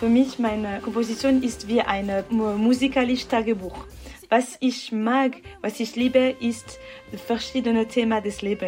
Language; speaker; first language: German; non-native, local second language; French